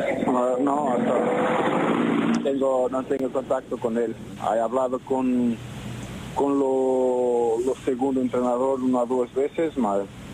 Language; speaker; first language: Spanish; non-native, learner; Portuguese